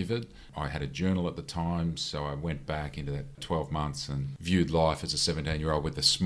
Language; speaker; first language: English; native; English